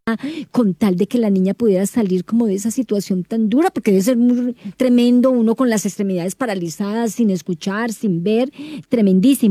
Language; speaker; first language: Spanish; native; Spanish